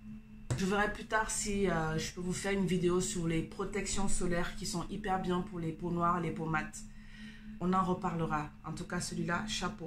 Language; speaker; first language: French; native; French